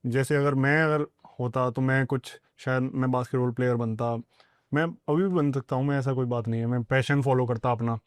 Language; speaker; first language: Hindi; non-native, local second language; Punjabi